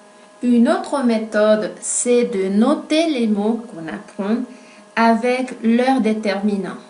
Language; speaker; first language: French; non-native, fluent; Spanish